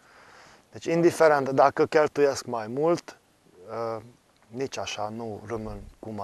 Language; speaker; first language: Romanian; non-native, local second language; Hungarian